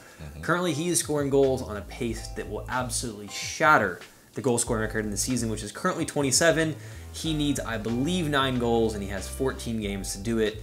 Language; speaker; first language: English; native; English